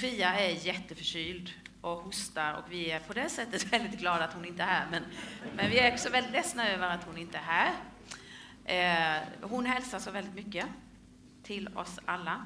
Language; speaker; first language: Swedish; native; Swedish